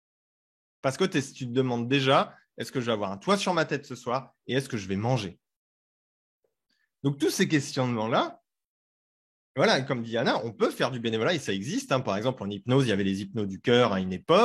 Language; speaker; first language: French; native; French